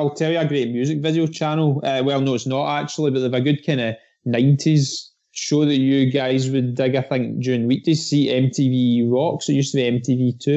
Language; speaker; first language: English; native; English